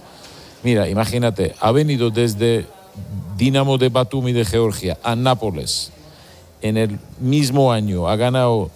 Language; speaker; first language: Spanish; non-native, learner; Georgian